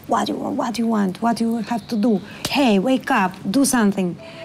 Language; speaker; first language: English; non-native, learner; Russian